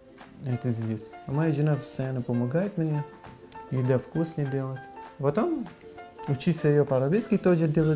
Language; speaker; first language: Russian; non-native, learner; Arabic